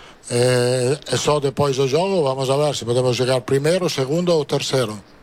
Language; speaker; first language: Portuguese; non-native, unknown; Italian